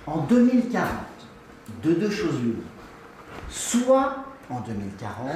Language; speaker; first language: French; native; French